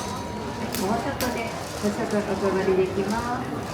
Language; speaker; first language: Japanese; native; Japanese